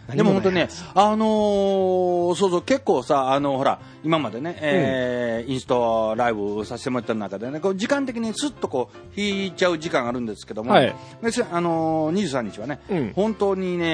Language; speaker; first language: Japanese; native; Japanese